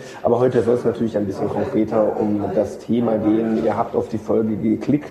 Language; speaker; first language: German; native; German